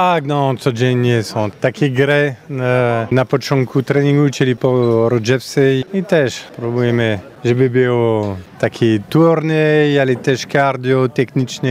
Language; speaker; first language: Polish; non-native, fluent; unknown